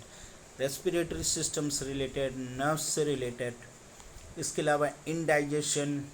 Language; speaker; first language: Hindi; native; Hindi